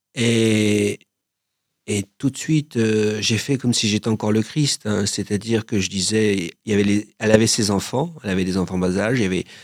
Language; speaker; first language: French; native; French